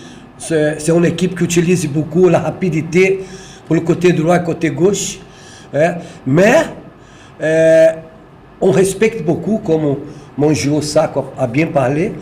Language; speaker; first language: French; non-native, learner; Portuguese